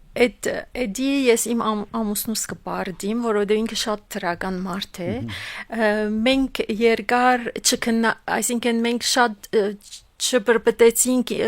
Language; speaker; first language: Armenian; early bilingual, heritage; Armenian